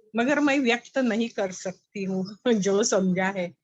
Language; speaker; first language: Hindi; non-native, local second language; Marathi